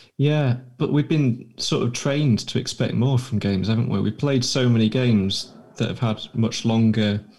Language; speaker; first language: English; native; English